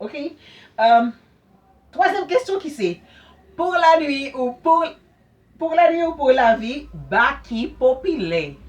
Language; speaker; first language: French; non-native, learner; Haitian Creole